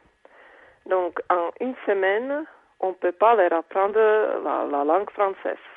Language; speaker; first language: French; non-native, fluent; Czech